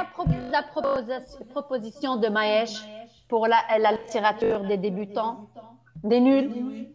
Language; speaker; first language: French; non-native, fluent; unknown